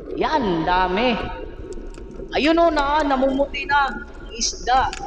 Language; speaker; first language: Filipino; non-native, local second language; Cebuano